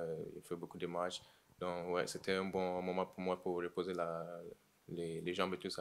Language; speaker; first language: French; non-native, learner; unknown